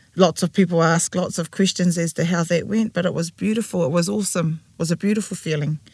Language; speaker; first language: English; native; English